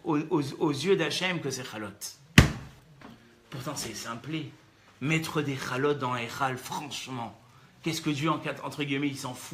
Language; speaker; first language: French; native; French